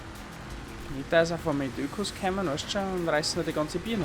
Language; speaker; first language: German; native; German